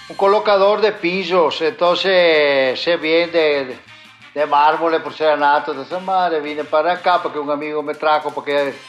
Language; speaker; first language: Spanish; non-native, fluent; Italian